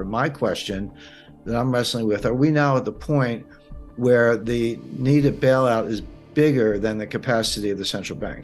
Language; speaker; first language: English; native; English